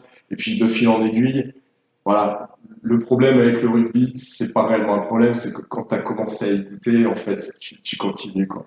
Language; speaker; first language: French; native; French